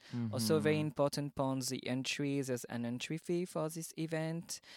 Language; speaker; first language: English; non-native, fluent; French